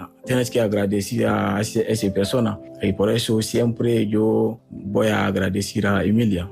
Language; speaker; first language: Spanish; non-native, fluent; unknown